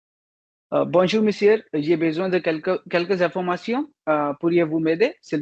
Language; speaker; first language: French; non-native, learner; Hindi